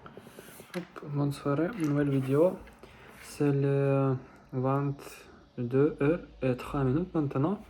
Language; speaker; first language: French; non-native, learner; Russian